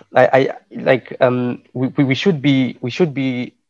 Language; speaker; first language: English; non-native, local second language; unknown